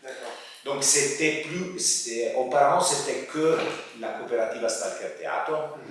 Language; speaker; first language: French; non-native, fluent; Italian